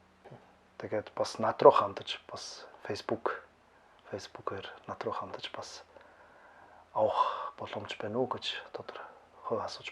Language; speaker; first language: Mongolian; non-native, learner; German